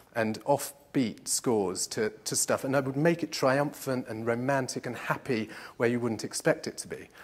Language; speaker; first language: English; native; English